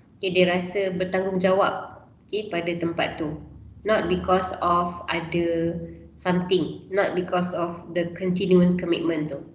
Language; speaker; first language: Malay; native; Malay